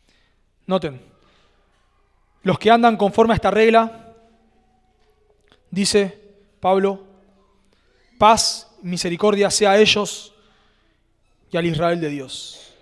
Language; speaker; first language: Spanish; native; Spanish